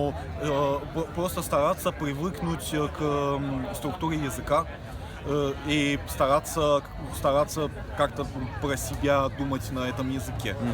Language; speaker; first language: Russian; early bilingual, other home language; Bulgarian